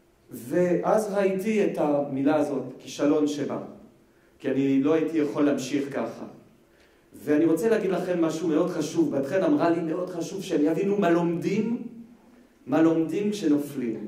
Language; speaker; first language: Hebrew; non-native, fluent; French